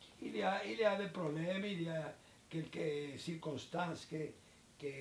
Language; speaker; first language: French; non-native, learner; Spanish